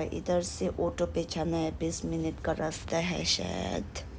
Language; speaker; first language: Hindi; non-native, fluent; Tibetan